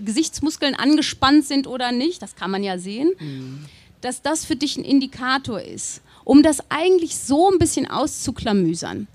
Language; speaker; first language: German; native; German